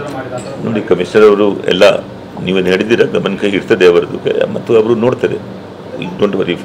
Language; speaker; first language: Kannada; non-native, fluent; Hindi